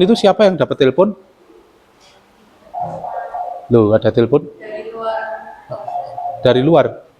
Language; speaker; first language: Indonesian; native; Indonesian